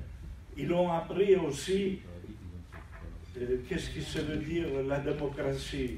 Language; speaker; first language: French; non-native, learner; Italian